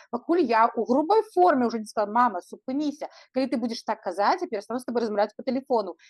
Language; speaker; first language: Belarusian; non-native, local second language; Russian